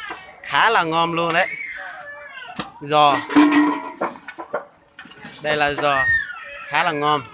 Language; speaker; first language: Vietnamese; non-native, local second language; Hmong